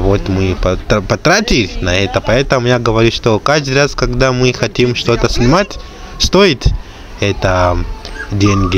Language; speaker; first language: Russian; non-native, learner; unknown